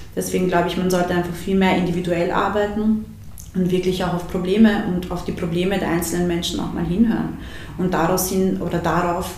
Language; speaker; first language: German; early bilingual, other home language; Bosnian